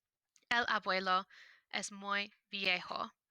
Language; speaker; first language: Spanish; non-native, fluent; English